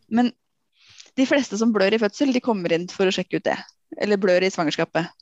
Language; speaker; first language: Norwegian; native; Norwegian